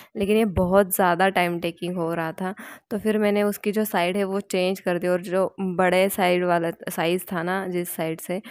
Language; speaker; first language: Hindi; non-native, local second language; Marathi